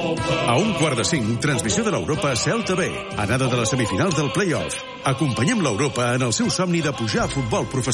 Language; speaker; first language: Catalan; native; Catalan